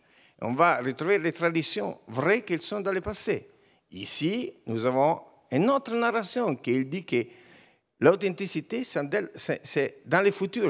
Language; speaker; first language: French; non-native, learner; Italian